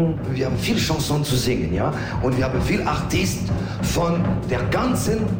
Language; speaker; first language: German; non-native, learner; French